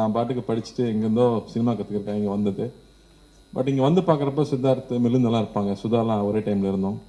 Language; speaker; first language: Tamil; native; Tamil